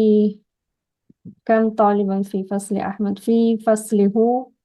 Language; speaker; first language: Arabic; non-native, learner; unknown